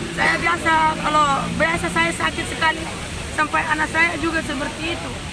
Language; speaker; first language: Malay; non-native, learner; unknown